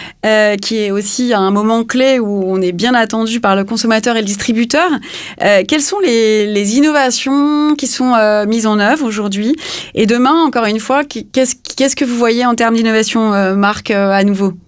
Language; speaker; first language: French; native; French